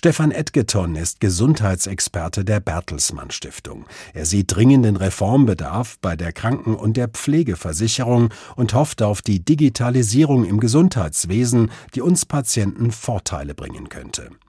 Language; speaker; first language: German; native; German